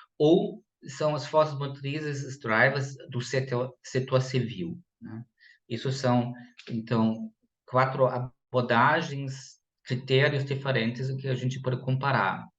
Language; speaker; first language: Portuguese; non-native, fluent; German